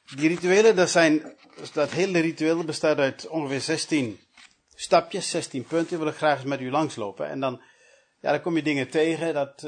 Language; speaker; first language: Dutch; early bilingual, other home language; English